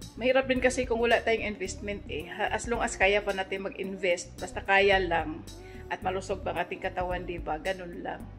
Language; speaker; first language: Filipino; non-native, local second language; Cebuano